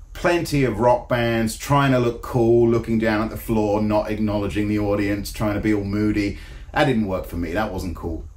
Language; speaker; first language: English; native; English